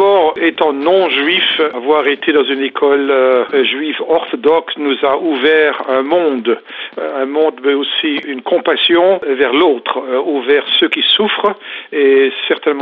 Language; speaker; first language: French; native; French